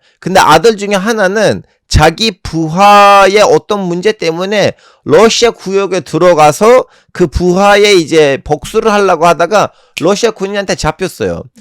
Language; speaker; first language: Korean; non-native, fluent; Turkish